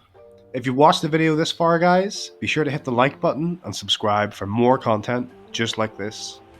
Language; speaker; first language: English; native; English